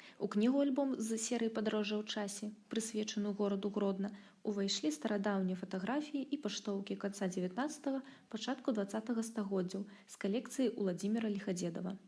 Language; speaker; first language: Belarusian; native; Belarusian